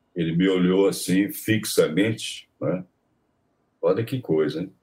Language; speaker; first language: Portuguese; native; Portuguese